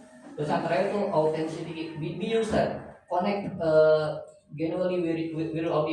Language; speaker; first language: English; non-native, learner; Indonesian